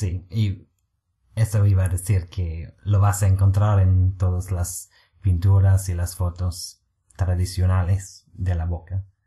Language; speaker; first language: Spanish; non-native, fluent; English